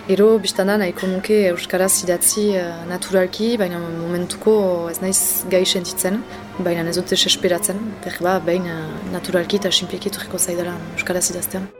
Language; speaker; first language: Basque; non-native, local second language; French